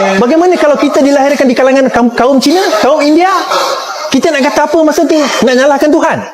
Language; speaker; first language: Malay; non-native, local second language; Chinese